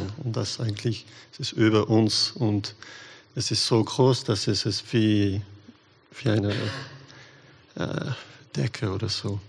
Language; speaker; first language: German; non-native, learner; English